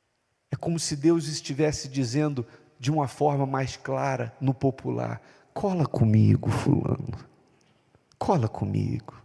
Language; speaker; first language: Portuguese; native; Portuguese